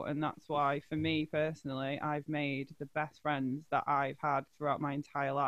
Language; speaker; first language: English; native; English